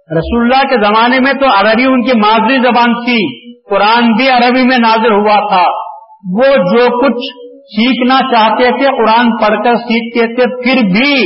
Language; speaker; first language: Urdu; native; Urdu